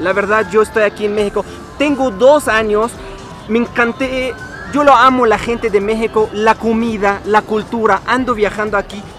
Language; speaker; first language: Spanish; non-native, learner; Arabic